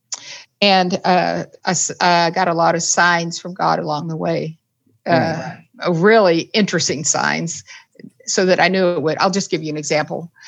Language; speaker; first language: English; native; English